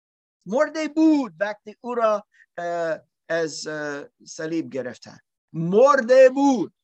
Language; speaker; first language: Persian; non-native, learner; English